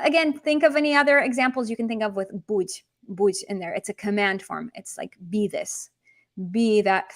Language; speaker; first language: English; native; English